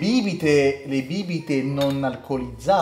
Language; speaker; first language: Italian; early bilingual, heritage; Italian